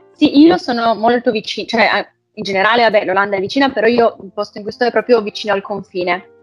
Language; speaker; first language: Italian; native; Italian